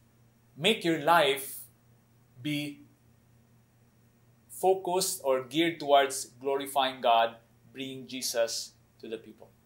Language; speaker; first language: English; non-native, local second language; Cebuano